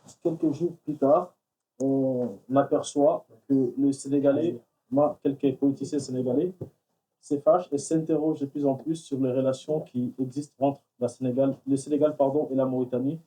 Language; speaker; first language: French; non-native, local second language; Wolof